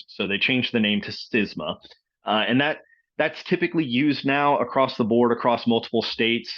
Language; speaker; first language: English; native; English